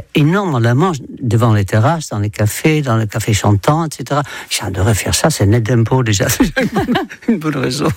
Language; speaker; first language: French; native; French